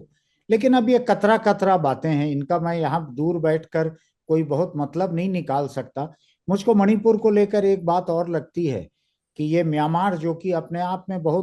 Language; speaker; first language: Hindi; native; Hindi